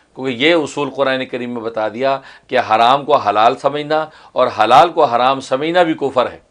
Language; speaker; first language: Urdu; native; Urdu